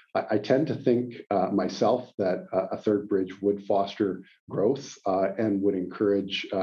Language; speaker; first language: English; native; English